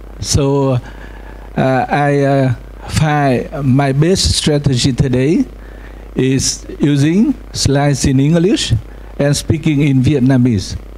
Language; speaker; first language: English; non-native, fluent; Vietnamese